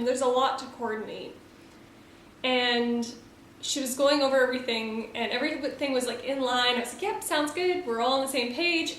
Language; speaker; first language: English; native; English